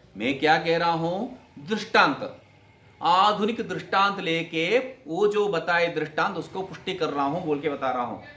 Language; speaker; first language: Hindi; non-native, local second language; Kannada